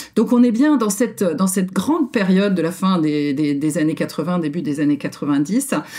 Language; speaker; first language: French; native; French